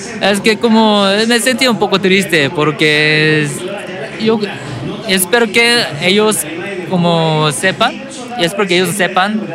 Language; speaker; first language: Spanish; non-native, learner; Korean